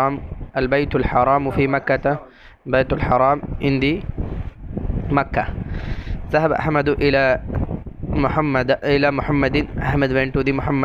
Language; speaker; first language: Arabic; non-native, fluent; Urdu